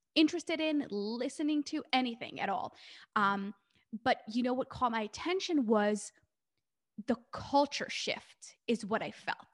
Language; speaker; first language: English; early bilingual, other home language; Hebrew